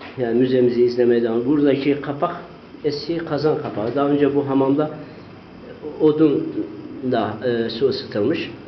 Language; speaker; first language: Turkish; non-native, local second language; Zaza